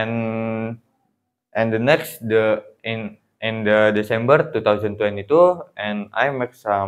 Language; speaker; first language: English; non-native, learner; Indonesian